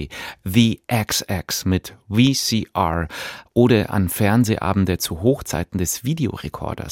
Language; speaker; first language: German; native; German